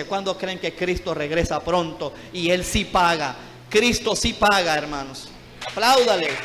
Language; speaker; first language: Spanish; native; Spanish